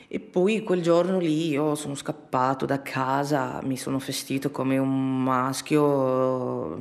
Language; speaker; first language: Italian; non-native, fluent; Arabic